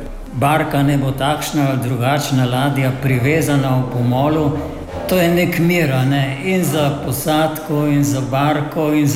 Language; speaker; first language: Slovenian; native; Slovenian